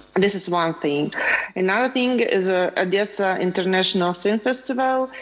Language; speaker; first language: English; non-native, fluent; Ukrainian